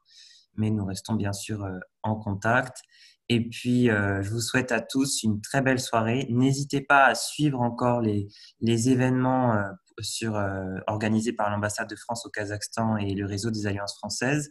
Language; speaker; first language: French; native; French